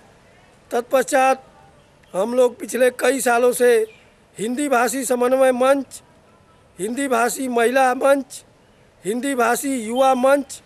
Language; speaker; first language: Hindi; native; Hindi